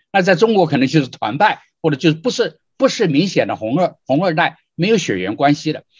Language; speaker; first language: Chinese; native; Chinese